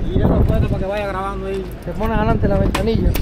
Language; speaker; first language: Spanish; native; Spanish